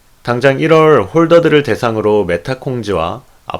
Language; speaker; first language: Korean; native; Korean